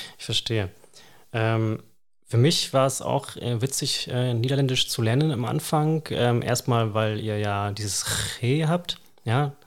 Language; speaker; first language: German; native; German